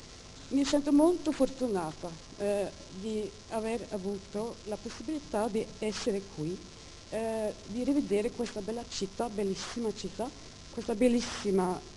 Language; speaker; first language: Italian; non-native, fluent; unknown